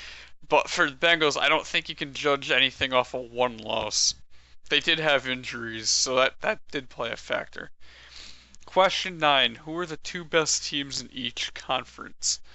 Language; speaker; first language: English; native; English